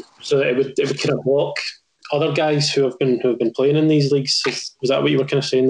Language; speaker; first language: English; native; English